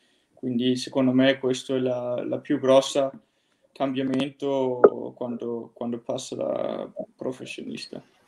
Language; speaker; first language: Italian; non-native, fluent; Danish